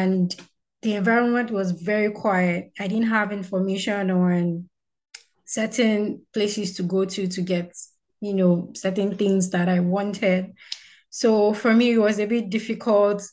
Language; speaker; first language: English; non-native, local second language; Yoruba